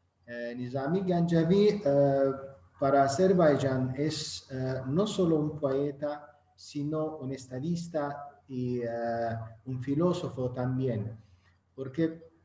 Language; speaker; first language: Spanish; non-native, learner; Azerbaijani